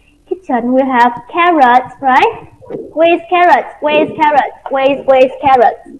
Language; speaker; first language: English; non-native, fluent; Vietnamese